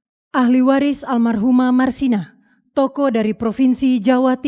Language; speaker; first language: Indonesian; native; Indonesian